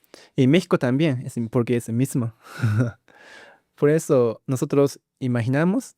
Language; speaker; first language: Spanish; non-native, learner; Japanese